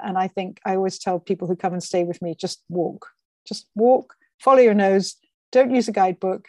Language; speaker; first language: English; native; English